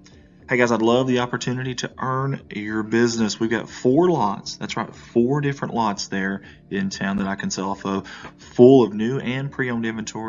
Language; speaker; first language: English; native; English